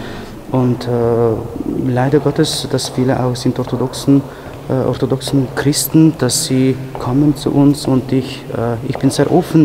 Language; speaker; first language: German; non-native, fluent; Ukrainian